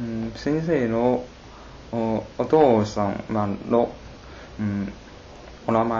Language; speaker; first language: Japanese; non-native, learner; Chinese